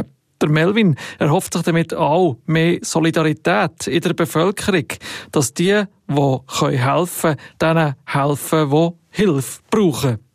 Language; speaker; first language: German; native; German